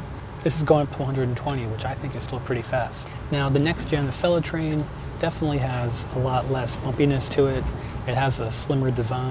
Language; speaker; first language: English; native; English